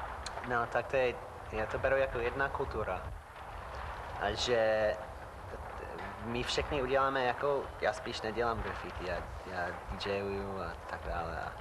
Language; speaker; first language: Czech; non-native, fluent; English